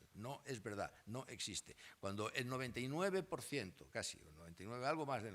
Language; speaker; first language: Spanish; native; Spanish